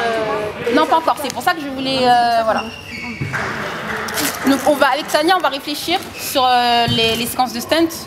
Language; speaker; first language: French; native; French